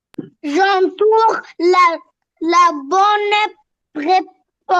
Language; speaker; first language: French; non-native, learner; Arabic